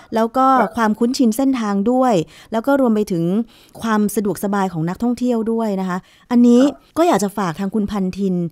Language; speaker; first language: Thai; native; Thai